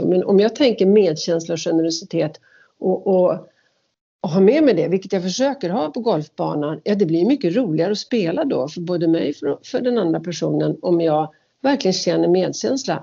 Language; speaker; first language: Swedish; native; Swedish